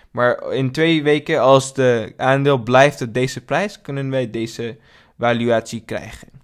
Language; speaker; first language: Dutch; non-native, learner; English